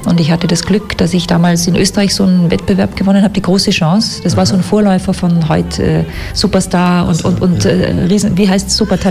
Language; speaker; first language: German; native; German